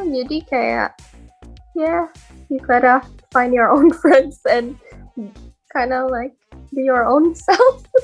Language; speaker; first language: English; non-native, fluent; Indonesian